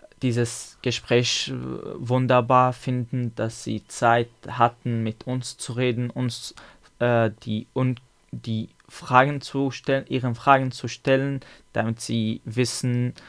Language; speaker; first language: German; non-native, learner; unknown